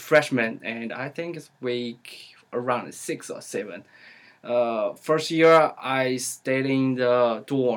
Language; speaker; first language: English; non-native, learner; Chinese